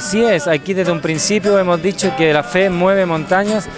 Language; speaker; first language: Spanish; native; Spanish